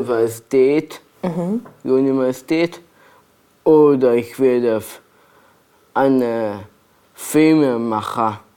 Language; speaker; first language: German; non-native, learner; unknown